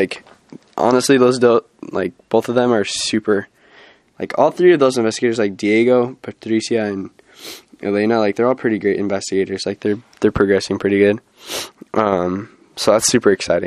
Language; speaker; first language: English; native; English